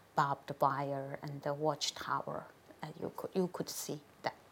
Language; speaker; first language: English; non-native, fluent; Chinese